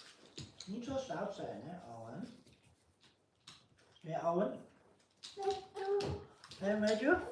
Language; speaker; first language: Dutch; non-native, fluent; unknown